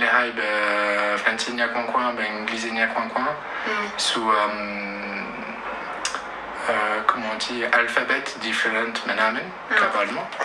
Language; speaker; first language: Amharic; non-native, learner; English